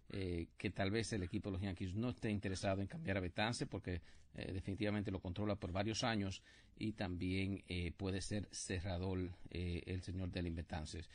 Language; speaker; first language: Spanish; native; Spanish